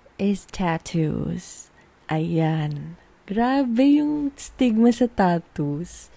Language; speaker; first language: English; non-native, local second language; Filipino